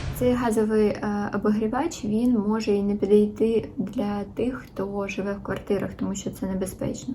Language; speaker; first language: Ukrainian; non-native, local second language; Russian